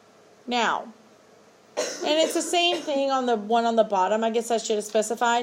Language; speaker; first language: English; native; English